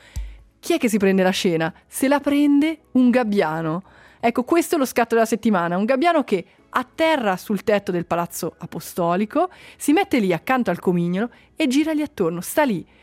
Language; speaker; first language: Italian; native; Italian